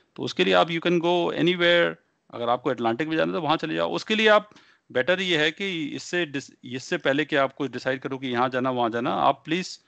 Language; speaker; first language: Hindi; native; Hindi